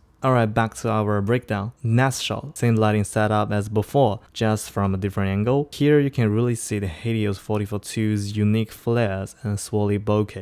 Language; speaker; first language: English; non-native, fluent; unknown